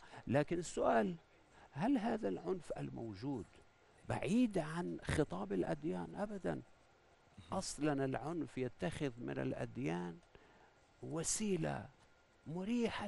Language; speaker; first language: Arabic; non-native, fluent; Persian